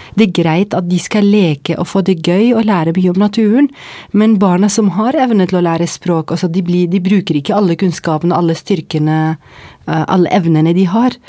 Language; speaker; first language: Norwegian; non-native, fluent; Arabic